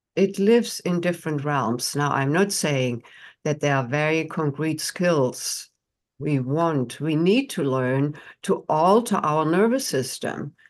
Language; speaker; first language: English; non-native, fluent; German